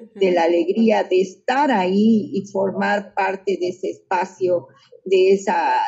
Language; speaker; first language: Spanish; native; Spanish